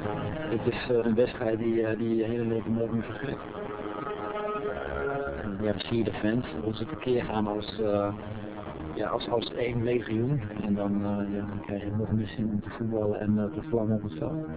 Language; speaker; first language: Dutch; native; Dutch